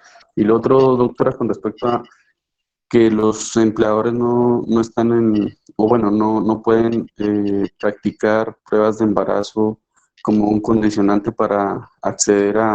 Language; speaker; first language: Spanish; native; Spanish